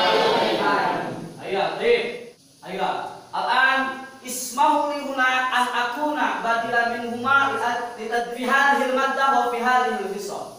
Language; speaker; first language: Arabic; non-native, learner; Indonesian